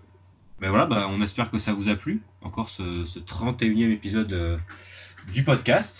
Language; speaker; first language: French; native; French